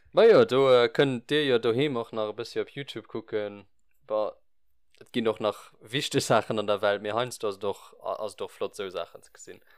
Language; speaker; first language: Luxembourgish; early bilingual, other home language; English